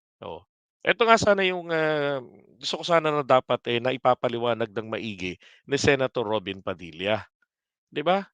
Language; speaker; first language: Filipino; native; Filipino